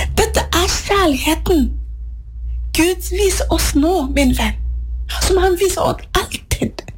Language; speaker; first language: Norwegian; non-native, fluent; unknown